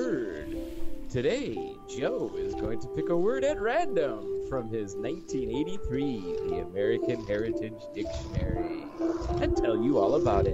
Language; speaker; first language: English; native; English